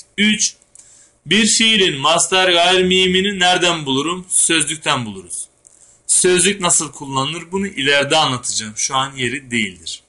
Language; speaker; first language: Turkish; native; Turkish